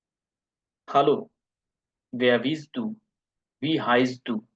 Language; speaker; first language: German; non-native, fluent; Bangla